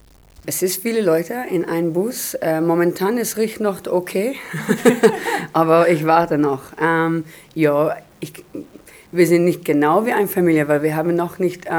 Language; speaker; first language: German; non-native, learner; Hebrew